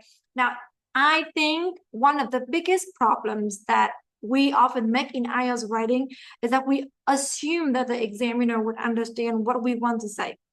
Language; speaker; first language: English; non-native, fluent; Vietnamese